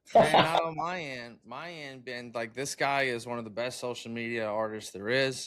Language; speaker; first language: English; native; English